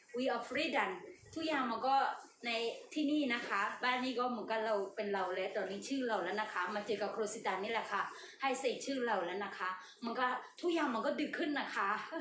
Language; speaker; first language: Thai; non-native, learner; Burmese